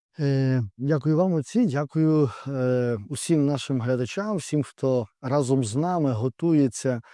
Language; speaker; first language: Ukrainian; native; Ukrainian